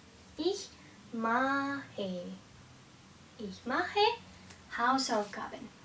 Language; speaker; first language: German; non-native, fluent; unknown